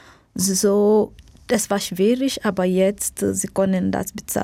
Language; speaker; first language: German; non-native, learner; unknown